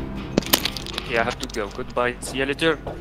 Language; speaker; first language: English; non-native, learner; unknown